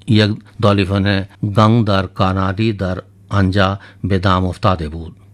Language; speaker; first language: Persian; non-native, fluent; Urdu